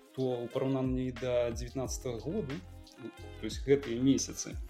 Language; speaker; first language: Belarusian; native; Belarusian